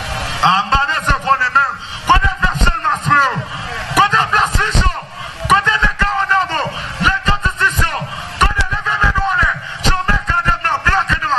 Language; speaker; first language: French; non-native, local second language; Haitian Creole